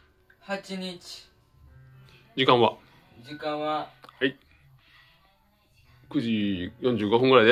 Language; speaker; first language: Japanese; native; Japanese